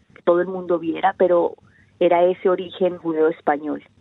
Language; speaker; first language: Spanish; native; Spanish